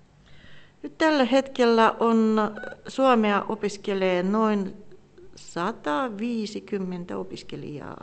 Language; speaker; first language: Finnish; non-native, fluent; Russian